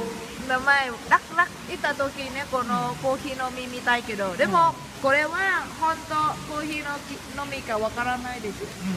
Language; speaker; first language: Japanese; non-native, learner; Vietnamese